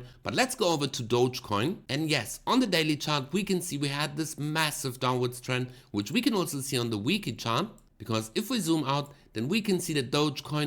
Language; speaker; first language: English; non-native, fluent; German